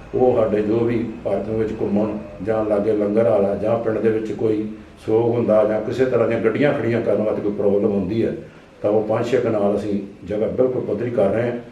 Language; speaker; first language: Punjabi; native; Punjabi